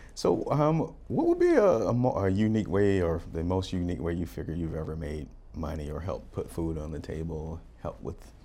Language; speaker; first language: English; native; English